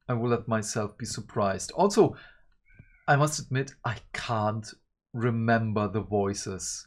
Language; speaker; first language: English; early bilingual, other home language; Turkish